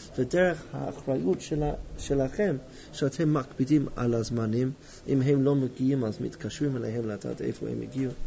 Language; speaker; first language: Hebrew; non-native, fluent; English